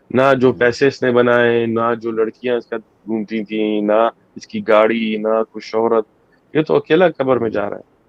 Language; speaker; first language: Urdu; early bilingual, heritage; Urdu